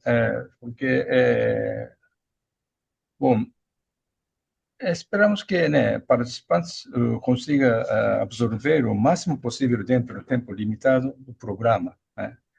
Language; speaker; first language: Portuguese; non-native, fluent; Japanese